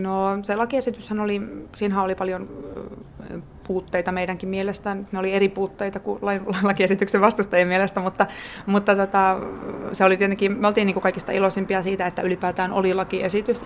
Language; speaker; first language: Finnish; native; Finnish